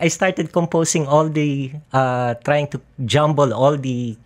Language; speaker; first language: English; non-native, local second language; Filipino